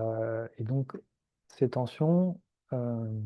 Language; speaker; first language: French; native; French